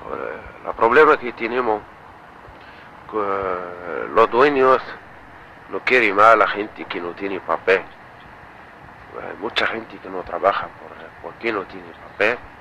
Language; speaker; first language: Spanish; non-native, learner; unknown